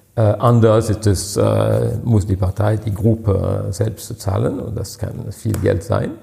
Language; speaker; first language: German; non-native, fluent; French